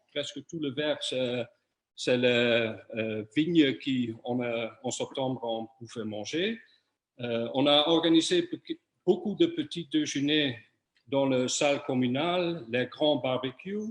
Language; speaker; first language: French; non-native, fluent; Dutch